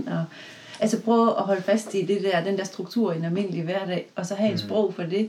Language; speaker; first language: Danish; native; Danish